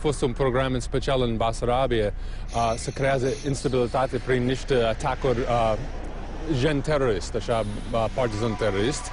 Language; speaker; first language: Romanian; non-native, learner; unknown